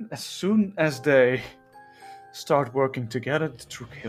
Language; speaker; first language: English; non-native, fluent; Dutch